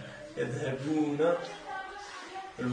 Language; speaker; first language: Arabic; non-native, learner; French